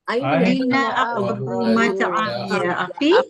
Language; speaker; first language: Arabic; non-native, learner; Malay